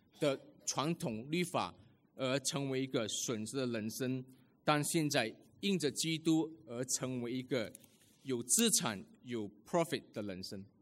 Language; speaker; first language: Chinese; early bilingual, heritage; Chinese